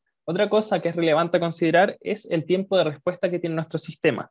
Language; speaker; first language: Spanish; native; Spanish